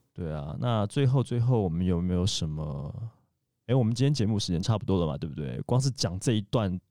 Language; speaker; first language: Chinese; native; Chinese